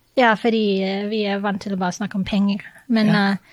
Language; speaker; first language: Norwegian; non-native, fluent; English